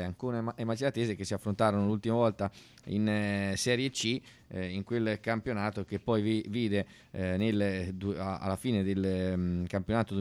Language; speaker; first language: Italian; native; Italian